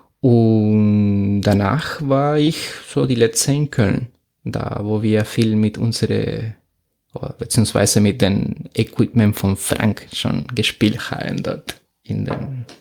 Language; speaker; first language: German; non-native, fluent; Spanish